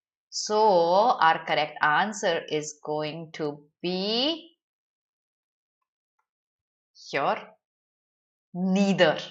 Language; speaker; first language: English; non-native, local second language; Hindi